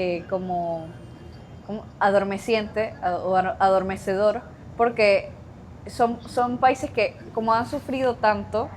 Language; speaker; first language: Spanish; native; Spanish